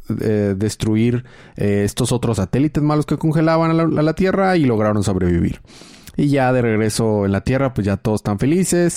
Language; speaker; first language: Spanish; native; Spanish